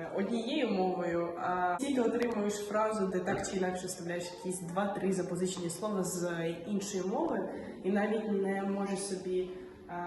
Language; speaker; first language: Ukrainian; non-native, local second language; Russian